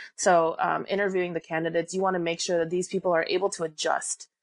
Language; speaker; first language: English; early bilingual, other home language; Korean